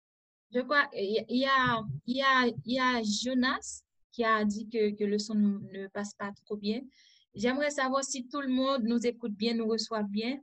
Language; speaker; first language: French; non-native, local second language; Haitian Creole